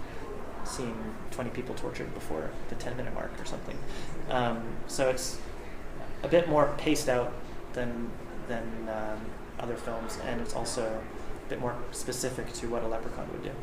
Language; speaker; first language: English; native; English